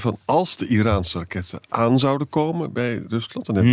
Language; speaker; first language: Dutch; native; Dutch